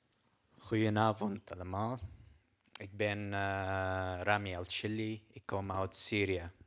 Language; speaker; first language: Dutch; non-native, learner; Arabic